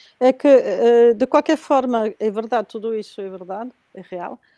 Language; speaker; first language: Portuguese; non-native, fluent; Spanish